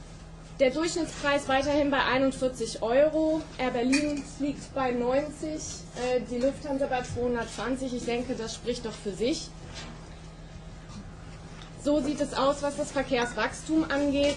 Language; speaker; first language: German; native; German